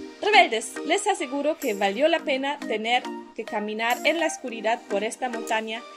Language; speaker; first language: Spanish; native; Spanish